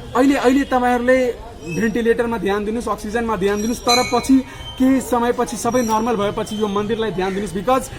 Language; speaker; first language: Nepali; non-native, local second language; Maithili